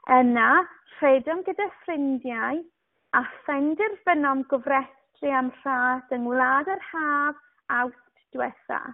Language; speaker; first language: Welsh; native; Welsh